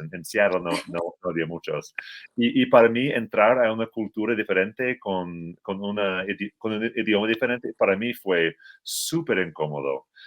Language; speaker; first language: Spanish; non-native, fluent; English